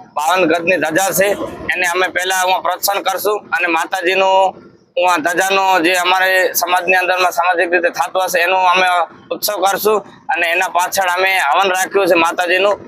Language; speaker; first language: Gujarati; native; Gujarati